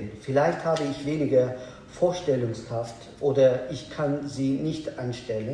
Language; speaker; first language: German; non-native, learner; Azerbaijani